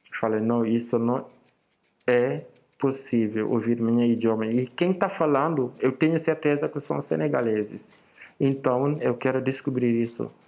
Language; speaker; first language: Portuguese; non-native, fluent; Wolof